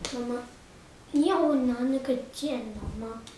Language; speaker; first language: Chinese; early bilingual, heritage; Chinese